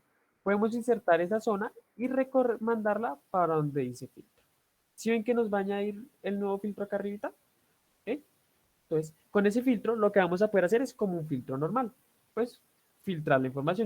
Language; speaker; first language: Spanish; native; Spanish